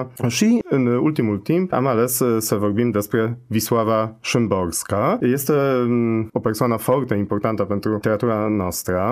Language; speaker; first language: Romanian; non-native, fluent; Polish